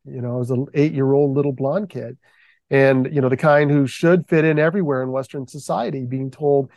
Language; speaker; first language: English; native; English